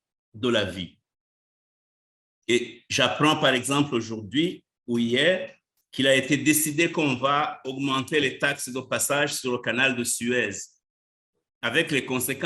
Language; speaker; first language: French; non-native, local second language; Rundi